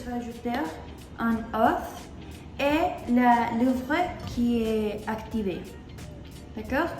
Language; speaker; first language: French; non-native, learner; Spanish